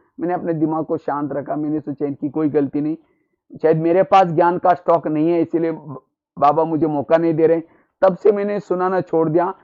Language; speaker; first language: Hindi; non-native, local second language; Marathi